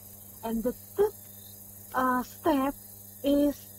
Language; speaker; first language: English; non-native, learner; Indonesian